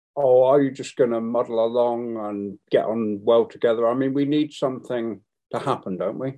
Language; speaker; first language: English; native; English